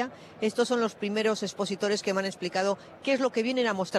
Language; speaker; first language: Spanish; native; Spanish